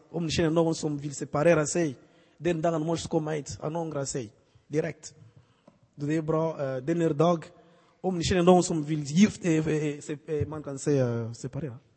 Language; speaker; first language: Swedish; non-native, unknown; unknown